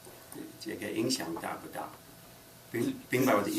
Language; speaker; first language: Chinese; non-native, fluent; English